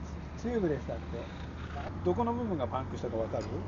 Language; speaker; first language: Japanese; native; Japanese